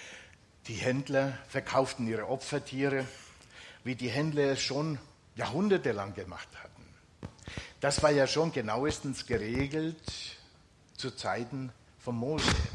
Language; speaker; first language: German; non-native, fluent; Finnish